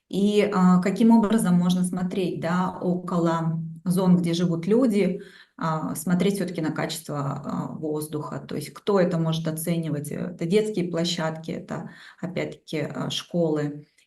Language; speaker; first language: Russian; native; Russian